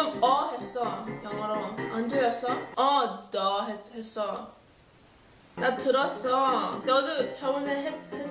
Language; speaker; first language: Korean; early bilingual, heritage; English